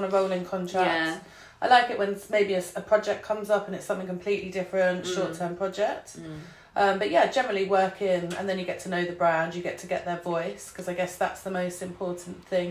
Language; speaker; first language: English; native; English